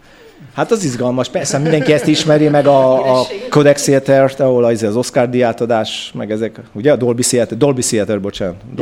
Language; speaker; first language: Hungarian; native; Hungarian